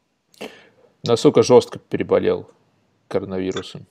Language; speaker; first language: Russian; native; Russian